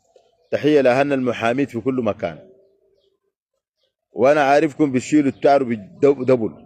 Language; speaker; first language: Arabic; native; Arabic